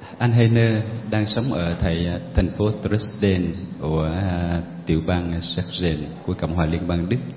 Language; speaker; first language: Vietnamese; native; Vietnamese